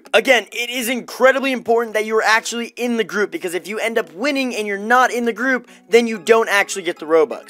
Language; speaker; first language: English; native; English